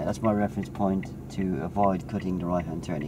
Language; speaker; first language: English; native; English